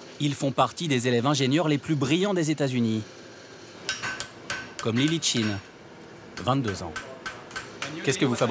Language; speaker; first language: French; native; French